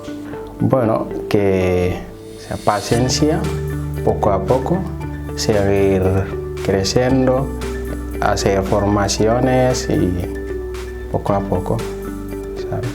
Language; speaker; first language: Spanish; non-native, learner; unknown